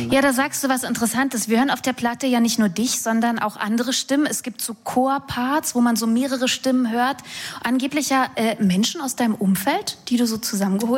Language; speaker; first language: German; native; German